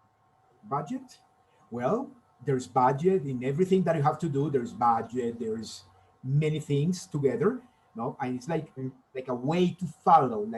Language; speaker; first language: English; non-native, fluent; Spanish